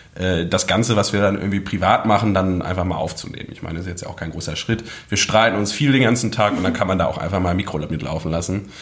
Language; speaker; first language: German; native; German